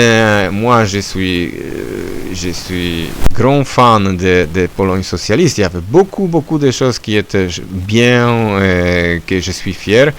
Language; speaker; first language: French; non-native, learner; Polish